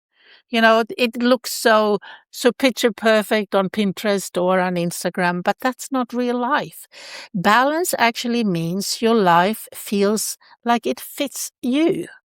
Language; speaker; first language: English; non-native, fluent; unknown